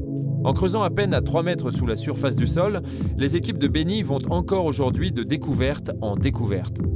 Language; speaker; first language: French; native; French